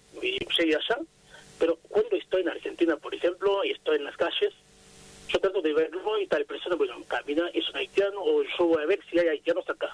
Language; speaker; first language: Spanish; non-native, fluent; Haitian Creole